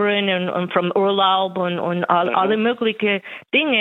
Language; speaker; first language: German; non-native, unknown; English